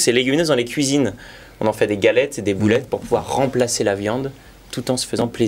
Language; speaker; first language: French; native; French